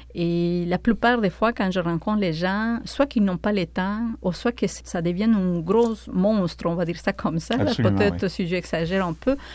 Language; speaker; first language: French; non-native, fluent; Spanish